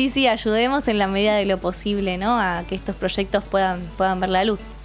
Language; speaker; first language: Spanish; native; Spanish